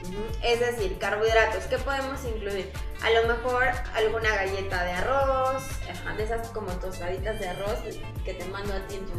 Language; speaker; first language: Spanish; native; Spanish